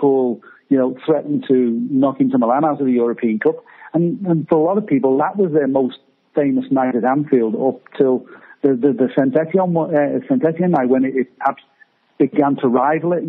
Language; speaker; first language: English; native; English